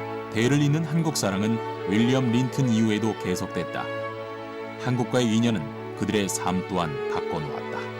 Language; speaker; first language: Korean; native; Korean